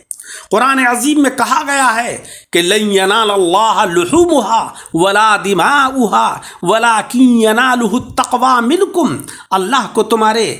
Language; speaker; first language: Urdu; native; Urdu